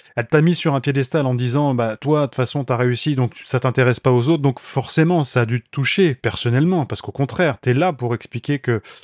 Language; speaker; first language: French; native; French